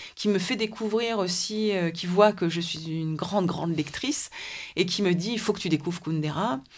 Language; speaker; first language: French; native; French